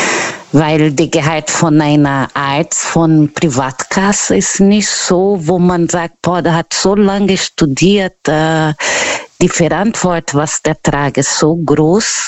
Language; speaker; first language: German; non-native, fluent; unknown